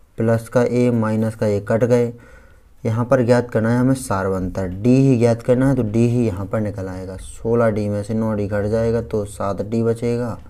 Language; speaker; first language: Hindi; native; Hindi